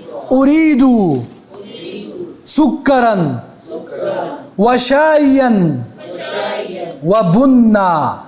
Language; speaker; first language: Arabic; non-native, fluent; Urdu